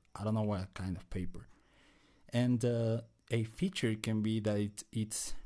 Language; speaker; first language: English; non-native, fluent; Spanish